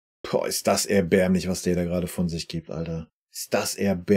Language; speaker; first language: German; native; German